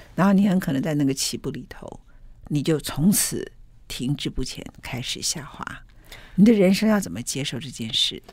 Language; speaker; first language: Chinese; native; Chinese